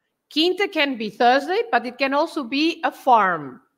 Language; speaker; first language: English; non-native, fluent; Portuguese